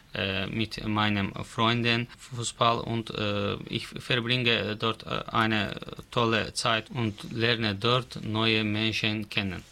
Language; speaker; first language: German; non-native, learner; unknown